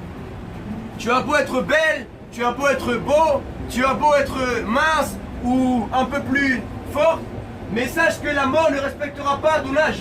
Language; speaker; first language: French; native; French